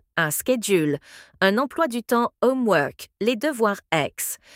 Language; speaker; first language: French; native; French